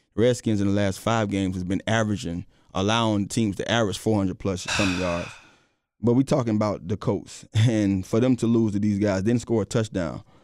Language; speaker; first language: English; native; English